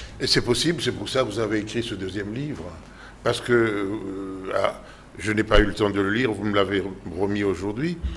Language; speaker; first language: French; non-native, local second language; Lingala